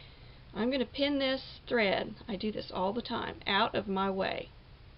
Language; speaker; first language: English; native; English